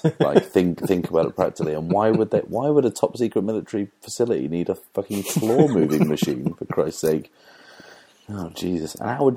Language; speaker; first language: English; native; English